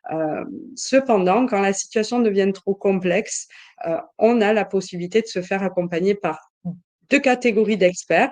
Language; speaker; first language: French; native; French